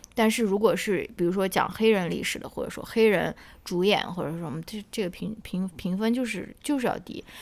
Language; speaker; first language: Chinese; native; Chinese